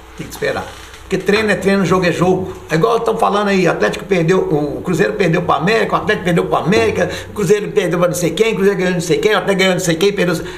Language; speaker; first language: Portuguese; native; Portuguese